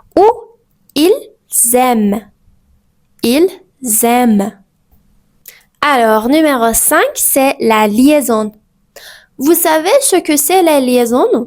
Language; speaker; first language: French; native; French